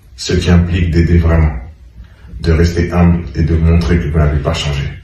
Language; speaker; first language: French; native; French